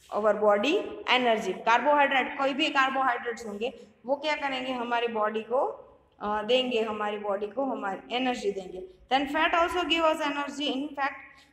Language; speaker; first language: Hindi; non-native, local second language; Gujarati